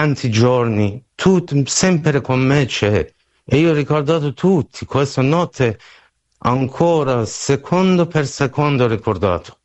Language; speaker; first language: Italian; non-native, learner; Persian